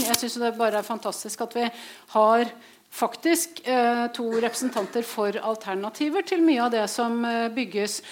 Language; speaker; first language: Norwegian; native; Norwegian